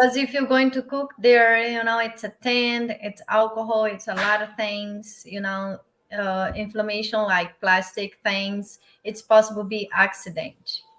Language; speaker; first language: English; non-native, learner; Portuguese